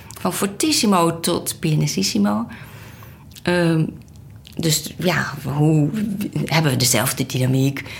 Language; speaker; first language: Dutch; native; Dutch